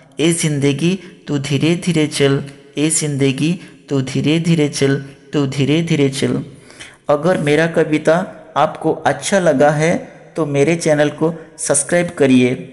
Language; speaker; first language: Hindi; non-native, local second language; Odia